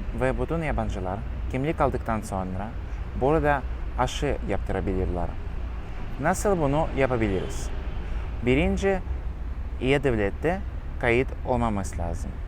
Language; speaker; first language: Turkish; non-native, learner; Russian